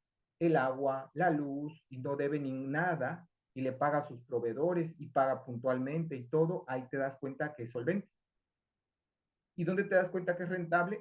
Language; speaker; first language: Spanish; native; Spanish